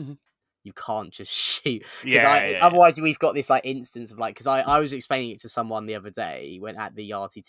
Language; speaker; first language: English; native; English